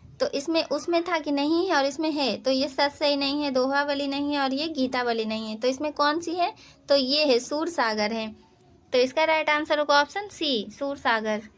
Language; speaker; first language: Hindi; native; Hindi